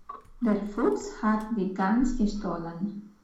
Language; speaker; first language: German; non-native, learner; Romanian